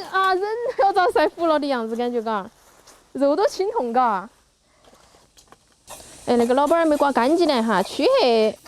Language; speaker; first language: Chinese; native; Chinese